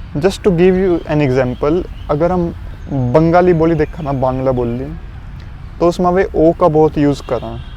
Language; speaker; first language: Hindi; native; Hindi